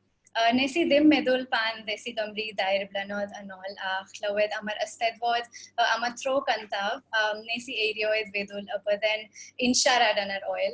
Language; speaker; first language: Welsh; non-native, fluent; Hindi